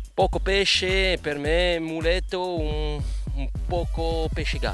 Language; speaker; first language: Italian; non-native, learner; French